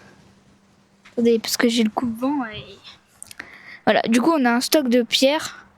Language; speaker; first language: French; native; French